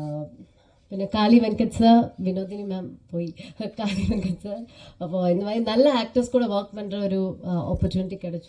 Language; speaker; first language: Tamil; non-native, fluent; Malayalam